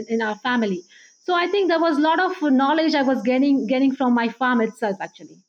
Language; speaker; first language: English; non-native, local second language; Marathi